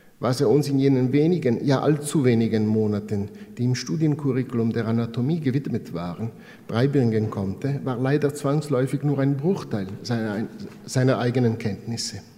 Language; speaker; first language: German; non-native, fluent; Italian